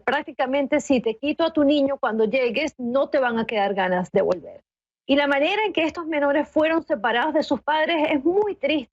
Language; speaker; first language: Spanish; native; Spanish